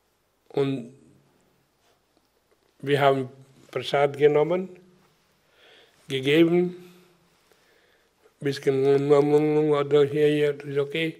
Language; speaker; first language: German; non-native, learner; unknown